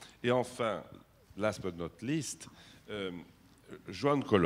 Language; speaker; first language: French; native; French